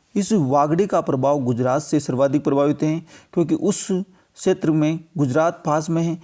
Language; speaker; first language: Hindi; native; Hindi